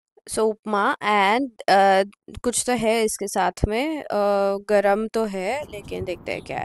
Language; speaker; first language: Hindi; non-native, local second language; Marathi